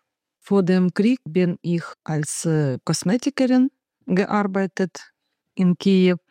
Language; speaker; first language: German; non-native, learner; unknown